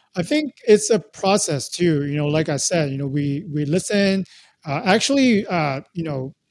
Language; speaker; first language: English; non-native, local second language; Cantonese